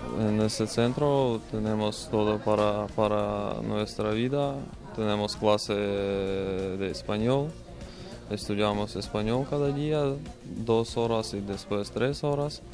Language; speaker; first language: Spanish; non-native, learner; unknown